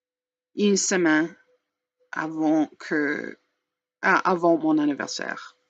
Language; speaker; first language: French; non-native, learner; English